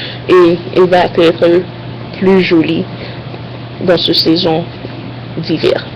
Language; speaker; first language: French; non-native, learner; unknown